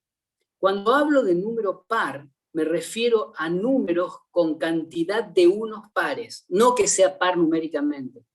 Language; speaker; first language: Spanish; native; Spanish